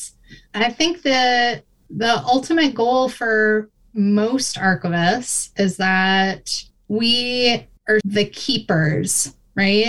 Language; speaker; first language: English; native; English